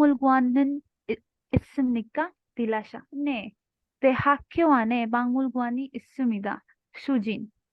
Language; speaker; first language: Korean; non-native, learner; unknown